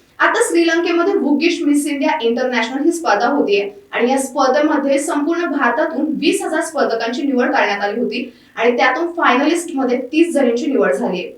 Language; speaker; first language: Marathi; native; Marathi